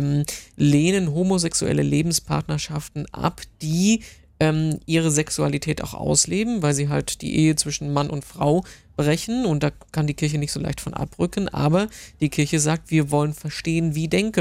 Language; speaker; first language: German; native; German